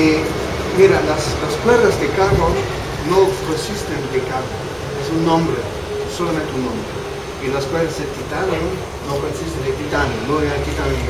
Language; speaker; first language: Spanish; non-native, fluent; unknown